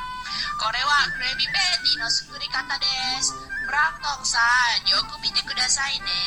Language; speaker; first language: Japanese; non-native, learner; Indonesian